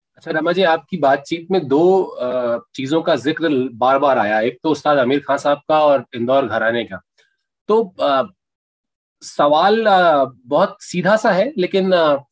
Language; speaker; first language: Hindi; native; Hindi